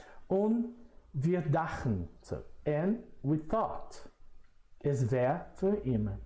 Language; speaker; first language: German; non-native, fluent; Portuguese